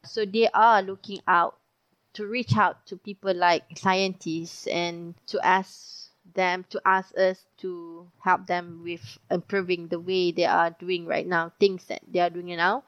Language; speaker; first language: English; non-native, local second language; Malay